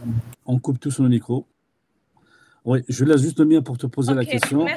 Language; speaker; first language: French; native; French